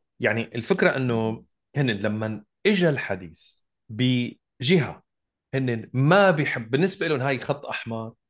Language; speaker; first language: Arabic; native; Arabic